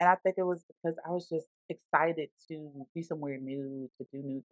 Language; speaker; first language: English; native; English